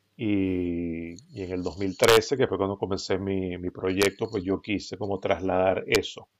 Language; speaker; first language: Spanish; native; Spanish